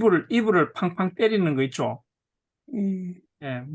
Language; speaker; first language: Korean; native; Korean